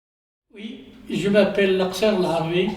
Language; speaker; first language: French; non-native, learner; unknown